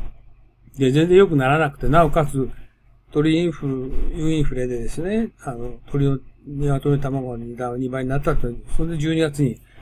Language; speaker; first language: Japanese; native; Japanese